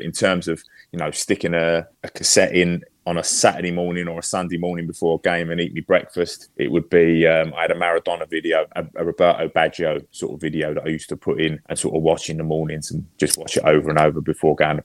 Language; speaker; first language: English; native; English